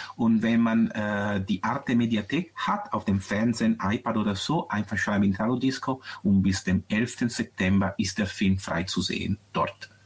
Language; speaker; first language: German; non-native, fluent; Italian